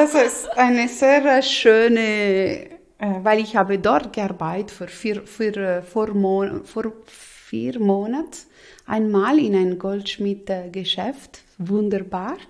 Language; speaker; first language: German; non-native, local second language; Italian